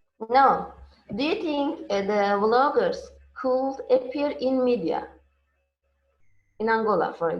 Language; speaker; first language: English; non-native, fluent; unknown